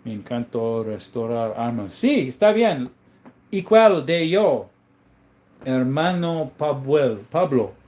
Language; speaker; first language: Spanish; non-native, learner; English